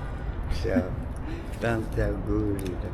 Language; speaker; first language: Italian; non-native, learner; Romanian